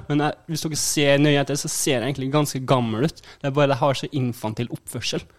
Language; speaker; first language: Norwegian; native; Norwegian